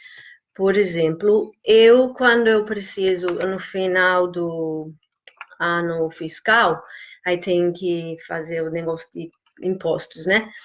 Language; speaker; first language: Portuguese; non-native, fluent; English